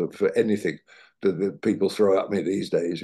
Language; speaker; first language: English; native; English